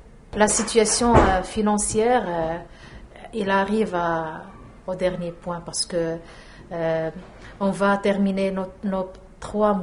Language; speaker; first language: French; non-native, local second language; Arabic